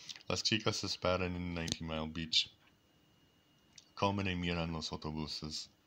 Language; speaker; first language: Spanish; non-native, learner; English